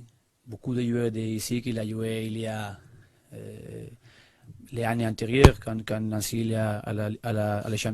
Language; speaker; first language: French; non-native, learner; Spanish